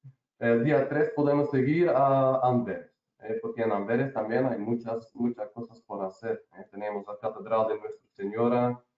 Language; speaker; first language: Spanish; non-native, learner; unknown